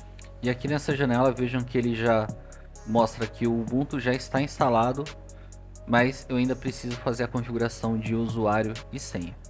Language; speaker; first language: Portuguese; native; Portuguese